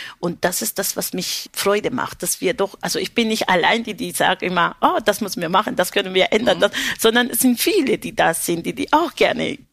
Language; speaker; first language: German; non-native, fluent; Spanish